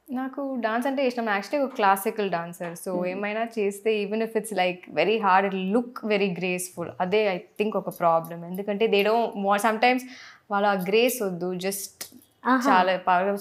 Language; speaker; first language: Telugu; non-native, local second language; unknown